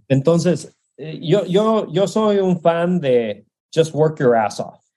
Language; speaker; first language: Spanish; early bilingual, heritage; Spanish